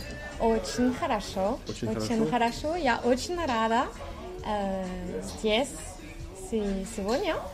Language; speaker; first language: Russian; non-native, learner; French